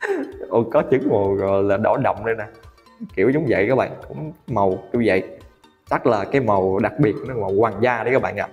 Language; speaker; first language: Vietnamese; native; Vietnamese